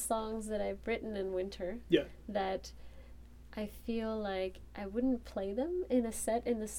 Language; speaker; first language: English; native; English